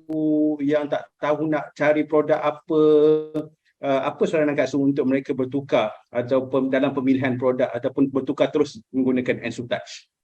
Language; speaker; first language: Malay; native; Malay